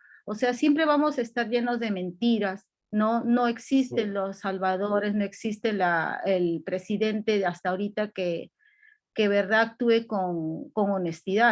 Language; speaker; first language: Spanish; native; Spanish